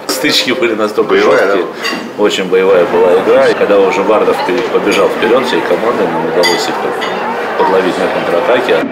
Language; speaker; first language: Russian; non-native, local second language; Armenian